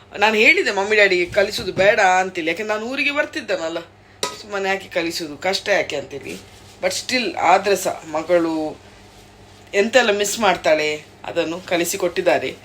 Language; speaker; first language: Kannada; non-native, local second language; Tulu